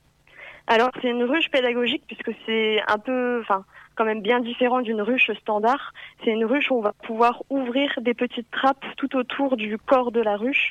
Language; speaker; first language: French; native; French